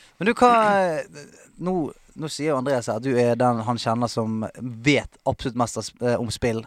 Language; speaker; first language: Norwegian; native; Norwegian